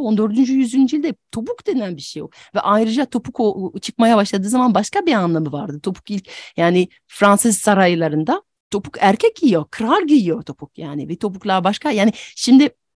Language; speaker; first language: Turkish; non-native, fluent; French